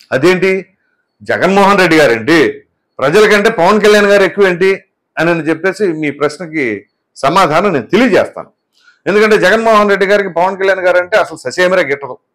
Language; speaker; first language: Telugu; native; Telugu